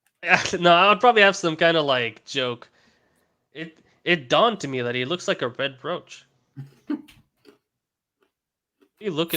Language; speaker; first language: English; native; English